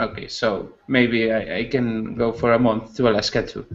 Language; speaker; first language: English; non-native, learner; Spanish